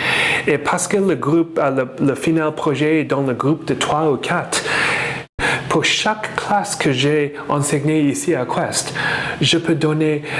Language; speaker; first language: French; non-native, fluent; English